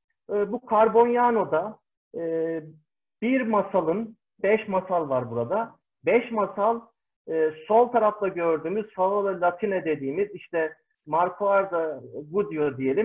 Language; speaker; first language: Turkish; native; Turkish